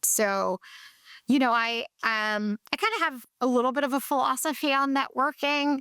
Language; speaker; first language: English; native; English